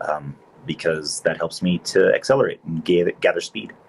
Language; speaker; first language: English; native; English